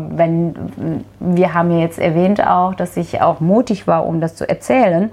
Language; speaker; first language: German; non-native, fluent; Turkish